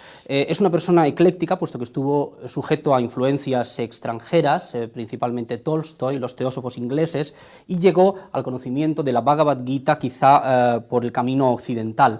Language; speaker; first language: Spanish; native; Spanish